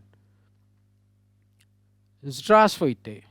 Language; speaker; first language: Russian; non-native, learner; Urdu